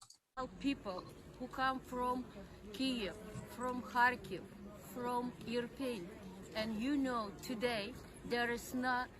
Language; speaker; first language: English; non-native, learner; Ukrainian